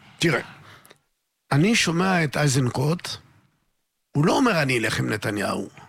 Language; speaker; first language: Hebrew; native; Hebrew